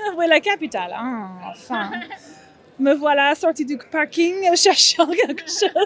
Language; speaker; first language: French; non-native, fluent; English